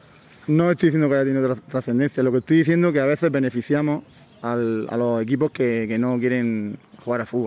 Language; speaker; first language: Spanish; native; Spanish